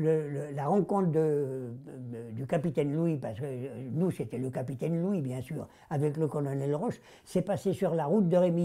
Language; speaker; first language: French; native; French